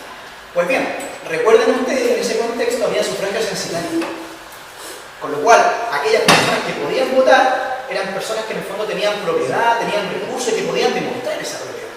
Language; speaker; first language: Spanish; native; Spanish